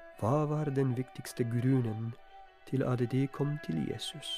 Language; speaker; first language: Norwegian; non-native, fluent; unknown